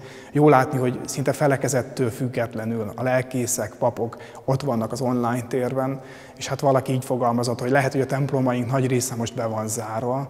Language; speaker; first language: Hungarian; native; Hungarian